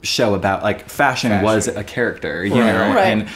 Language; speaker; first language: English; native; English